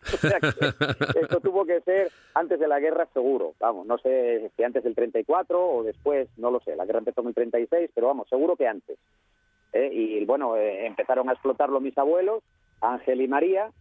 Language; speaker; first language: Spanish; native; Spanish